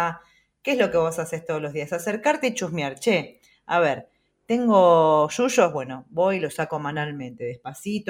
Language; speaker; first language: Spanish; native; Spanish